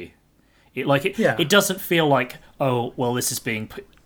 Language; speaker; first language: English; native; English